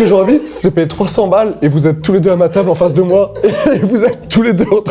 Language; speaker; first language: French; native; French